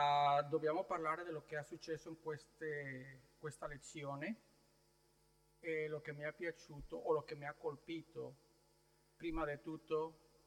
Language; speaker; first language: Italian; non-native, learner; Spanish